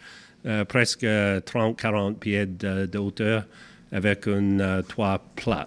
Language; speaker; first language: French; non-native, learner; English